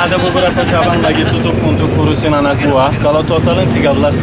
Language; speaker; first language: Indonesian; non-native, fluent; Turkish